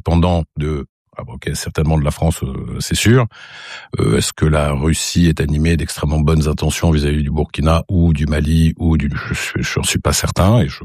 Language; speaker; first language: French; non-native, local second language; Arabic